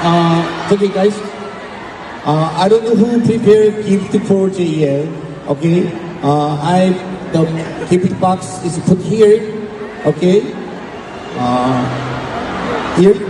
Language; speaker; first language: English; non-native, learner; Korean